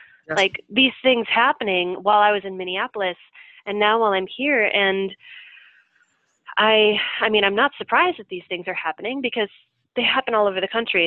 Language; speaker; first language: English; native; English